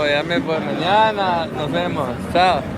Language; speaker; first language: Spanish; non-native, learner; English